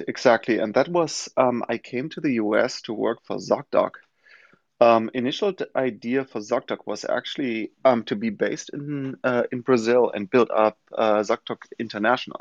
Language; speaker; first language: English; non-native, fluent; German